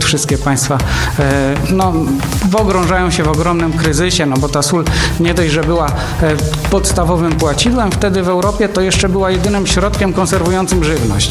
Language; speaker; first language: Polish; native; Polish